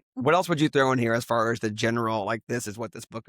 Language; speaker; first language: English; native; English